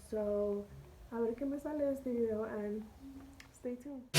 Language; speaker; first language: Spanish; early bilingual, heritage; Spanish